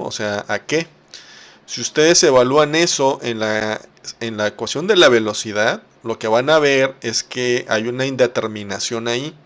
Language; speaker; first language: Spanish; native; Spanish